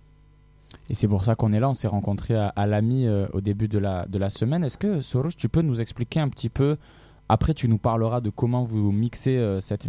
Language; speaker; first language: French; native; French